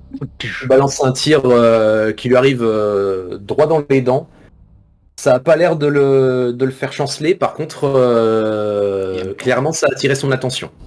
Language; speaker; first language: French; native; French